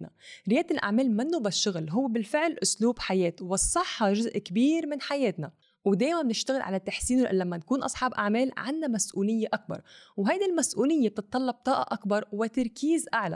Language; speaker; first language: Arabic; native; Arabic